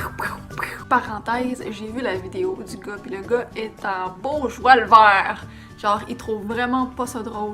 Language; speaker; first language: French; native; French